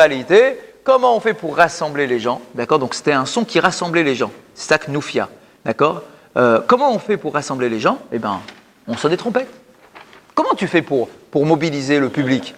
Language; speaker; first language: French; native; French